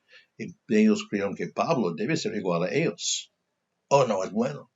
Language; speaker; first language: Spanish; non-native, fluent; English